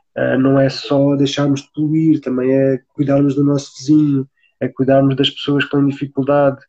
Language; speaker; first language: Portuguese; native; Portuguese